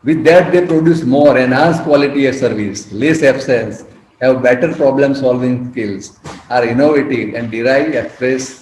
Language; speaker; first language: English; non-native, local second language; Gujarati